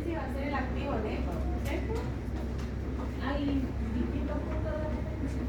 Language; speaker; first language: Spanish; native; Spanish